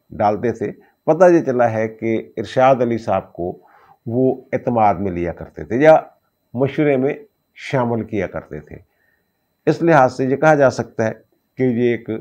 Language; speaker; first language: Urdu; non-native, local second language; Punjabi